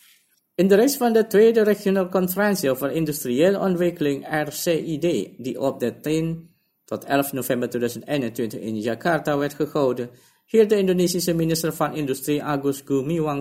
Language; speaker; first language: Dutch; non-native, fluent; Indonesian